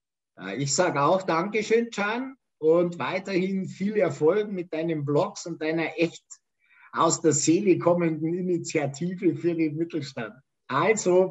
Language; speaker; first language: German; native; German